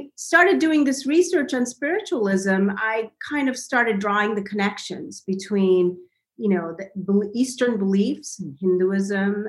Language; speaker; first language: English; non-native, local second language; Bangla